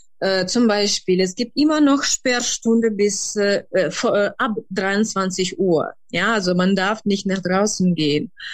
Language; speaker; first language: German; non-native, fluent; Ukrainian